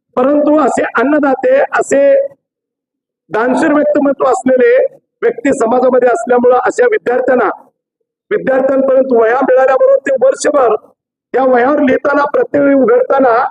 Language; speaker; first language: Marathi; native; Marathi